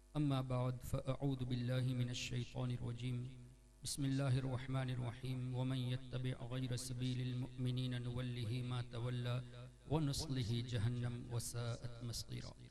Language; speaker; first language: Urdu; non-native, fluent; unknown